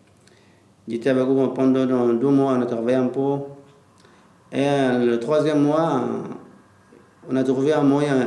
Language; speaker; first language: French; non-native, learner; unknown